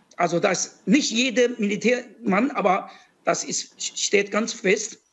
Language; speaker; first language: German; non-native, fluent; Chinese